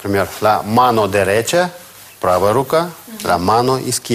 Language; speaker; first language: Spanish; non-native, fluent; Russian